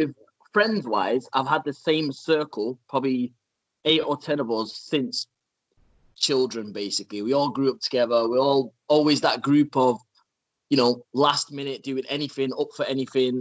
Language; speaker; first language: English; native; English